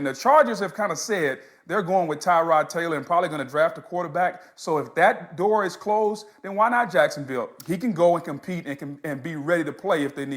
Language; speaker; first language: English; native; English